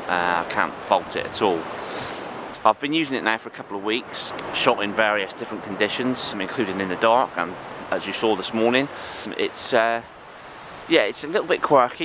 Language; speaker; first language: English; native; English